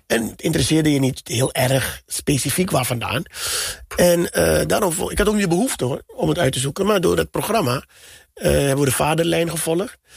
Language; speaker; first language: Dutch; native; Dutch